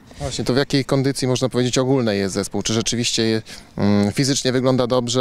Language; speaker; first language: Polish; native; Polish